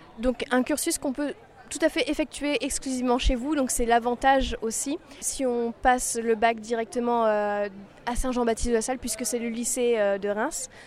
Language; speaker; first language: French; native; French